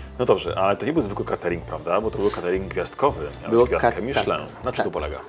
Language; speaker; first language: Polish; native; Polish